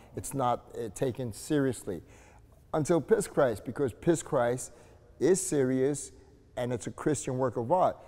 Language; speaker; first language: English; native; English